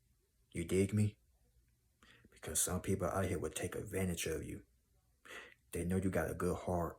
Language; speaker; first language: English; native; English